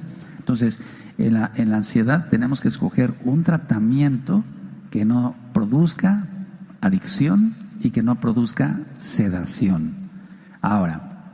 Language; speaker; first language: Spanish; native; Spanish